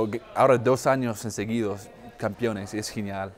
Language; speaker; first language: Spanish; non-native, fluent; English